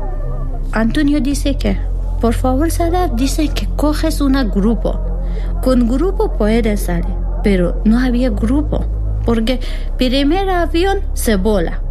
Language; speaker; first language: Spanish; non-native, learner; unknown